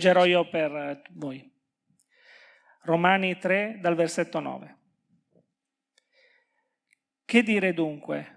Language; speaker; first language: Italian; native; Italian